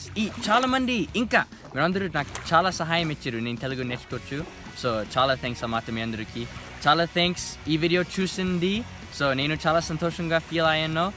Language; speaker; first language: Telugu; non-native, learner; English